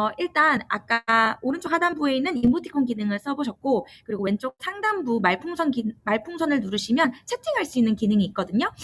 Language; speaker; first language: Korean; native; Korean